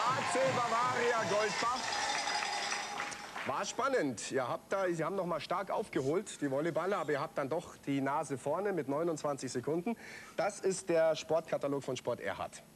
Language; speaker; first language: German; native; German